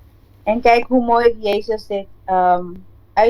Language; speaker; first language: Dutch; non-native, local second language; Papiamento